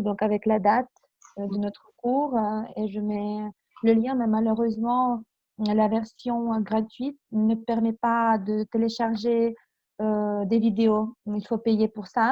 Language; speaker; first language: French; non-native, fluent; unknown